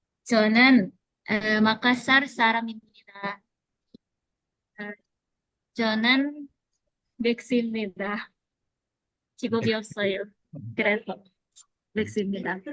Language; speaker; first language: Korean; non-native, learner; Indonesian